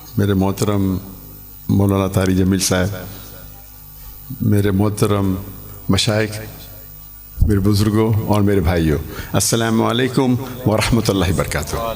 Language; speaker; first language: Urdu; non-native, local second language; English